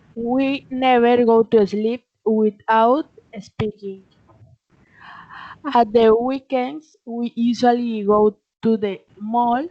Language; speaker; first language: English; non-native, learner; Spanish